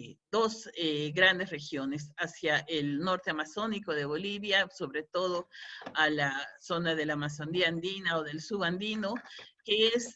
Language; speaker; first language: Spanish; native; Spanish